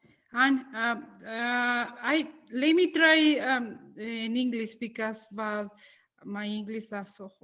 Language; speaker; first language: English; non-native, learner; Spanish